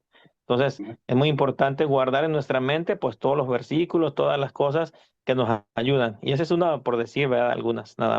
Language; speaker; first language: Spanish; native; Spanish